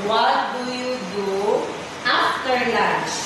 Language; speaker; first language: English; non-native, fluent; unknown